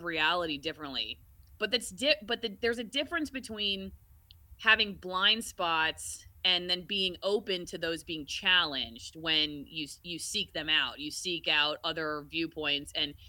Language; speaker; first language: English; native; English